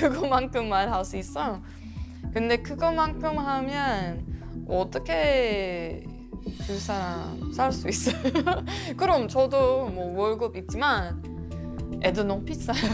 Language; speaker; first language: Korean; non-native, learner; English